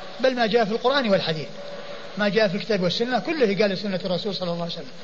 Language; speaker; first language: Arabic; native; Arabic